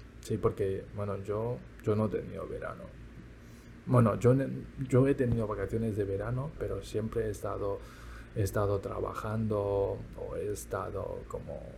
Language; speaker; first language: Spanish; early bilingual, other home language; Chinese